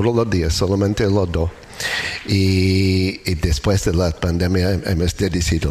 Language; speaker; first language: Spanish; non-native, learner; English